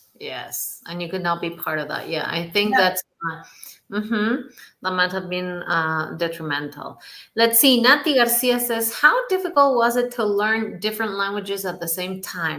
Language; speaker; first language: English; non-native, fluent; Spanish